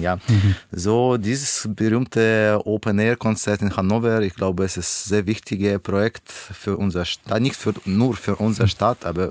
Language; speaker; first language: German; non-native, learner; Russian